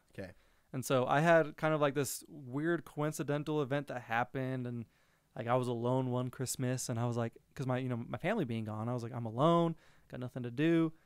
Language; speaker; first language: English; native; English